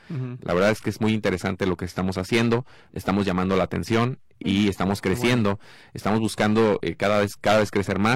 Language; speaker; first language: Spanish; native; Spanish